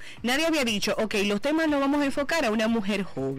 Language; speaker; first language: Spanish; native; Spanish